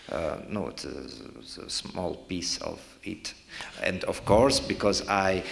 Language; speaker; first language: English; non-native, learner; Russian